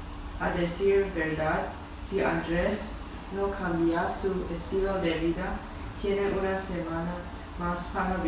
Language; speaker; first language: Spanish; non-native, learner; English